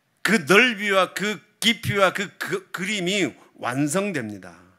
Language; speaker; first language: Korean; native; Korean